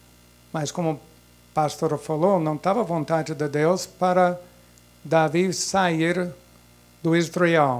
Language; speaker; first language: Portuguese; non-native, fluent; English